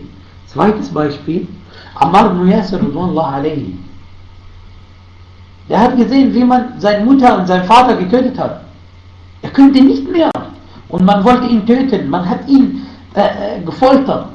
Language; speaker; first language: German; non-native, fluent; Arabic